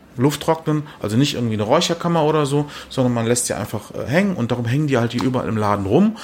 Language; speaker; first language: German; early bilingual, other home language; Turkish